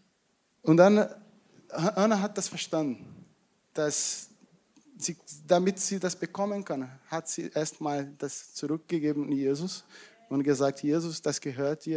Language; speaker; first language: German; non-native, fluent; Portuguese